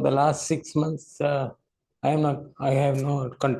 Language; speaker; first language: English; non-native, learner; Tamil